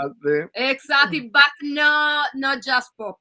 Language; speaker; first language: English; non-native, learner; Italian